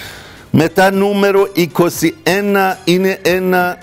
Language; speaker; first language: Greek; non-native, fluent; Persian